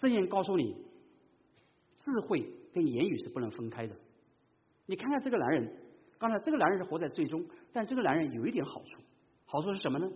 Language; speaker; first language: Chinese; native; Chinese